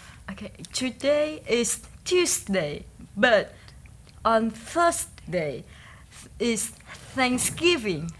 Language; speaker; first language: English; non-native, learner; Vietnamese